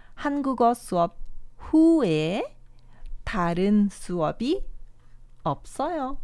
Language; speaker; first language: Korean; non-native, fluent; Portuguese